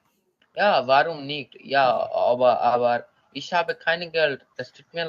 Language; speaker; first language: German; non-native, learner; Bangla